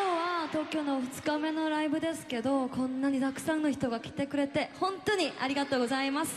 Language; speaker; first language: Japanese; non-native, fluent; Korean